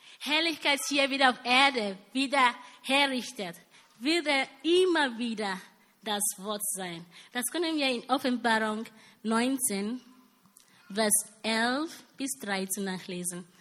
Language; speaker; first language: German; non-native, learner; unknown